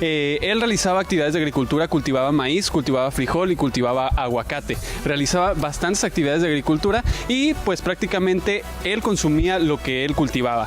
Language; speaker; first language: Spanish; native; Spanish